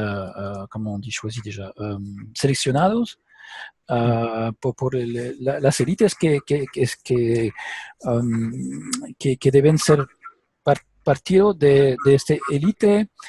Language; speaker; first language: Spanish; non-native, learner; French